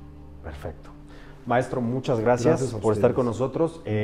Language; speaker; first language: Spanish; native; Spanish